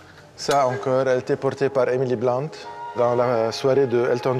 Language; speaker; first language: French; non-native, local second language; Arabic